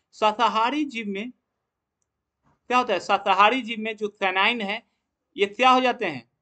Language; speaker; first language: Hindi; native; Hindi